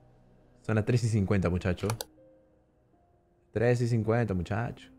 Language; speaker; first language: Spanish; native; Spanish